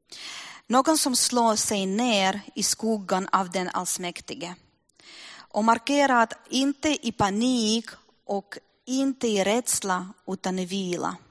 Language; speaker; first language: Swedish; non-native, fluent; Russian